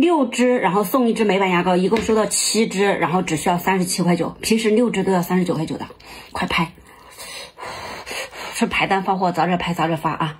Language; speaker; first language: Chinese; native; Chinese